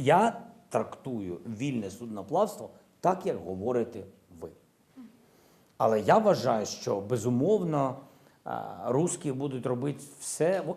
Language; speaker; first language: Ukrainian; non-native, local second language; Russian